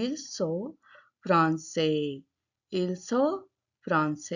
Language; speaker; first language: French; non-native, learner; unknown